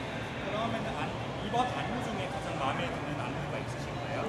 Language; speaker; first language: Korean; non-native, fluent; Thai